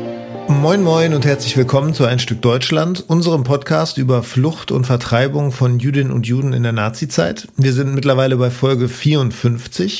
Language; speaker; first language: German; native; German